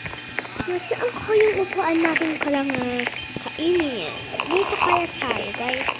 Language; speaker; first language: Filipino; non-native, local second language; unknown